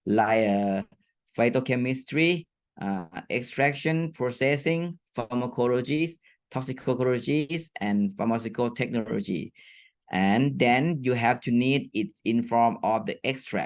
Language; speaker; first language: English; non-native, fluent; Thai